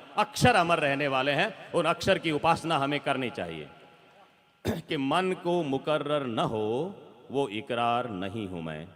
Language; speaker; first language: Hindi; non-native, local second language; Rajasthani